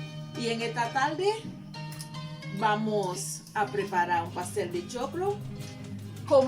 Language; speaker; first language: Spanish; native; Spanish